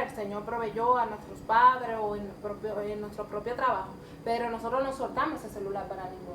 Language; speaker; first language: Spanish; native; Spanish